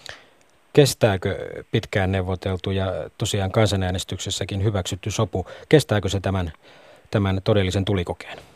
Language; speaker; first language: Finnish; native; Finnish